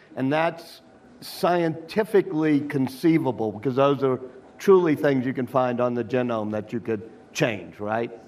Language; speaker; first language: English; native; English